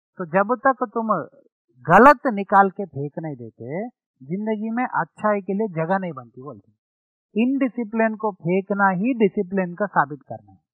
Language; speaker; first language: Hindi; non-native, local second language; Telugu